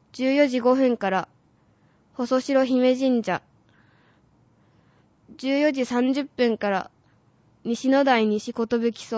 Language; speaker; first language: Japanese; native; Japanese